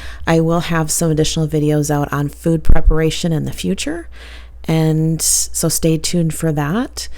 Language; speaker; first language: English; native; English